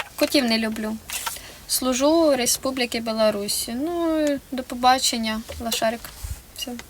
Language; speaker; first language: Ukrainian; non-native, local second language; Russian